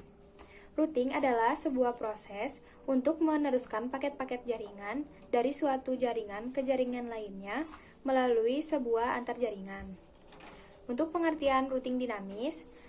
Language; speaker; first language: Indonesian; native; Indonesian